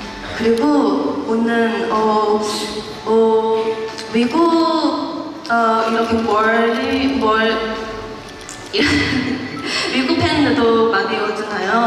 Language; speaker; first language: Korean; non-native, fluent; Chinese